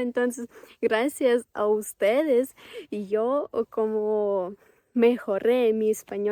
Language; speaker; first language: Spanish; non-native, fluent; Ukrainian